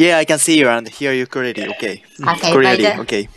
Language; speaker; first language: English; non-native, learner; Japanese